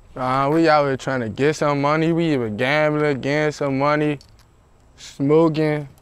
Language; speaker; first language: English; native; English